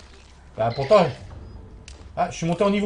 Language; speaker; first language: French; native; French